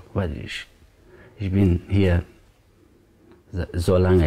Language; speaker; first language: German; non-native, learner; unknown